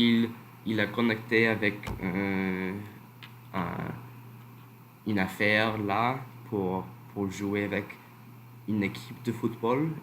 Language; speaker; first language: French; non-native, learner; English